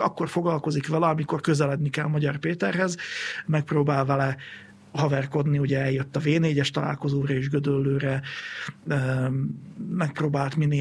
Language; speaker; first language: Hungarian; native; Hungarian